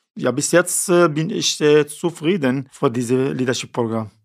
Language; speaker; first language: German; non-native, learner; Kurdish